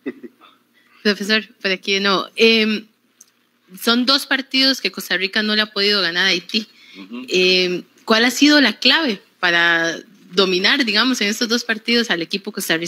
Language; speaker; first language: Spanish; native; Spanish